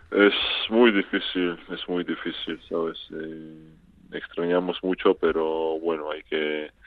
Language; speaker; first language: Spanish; non-native, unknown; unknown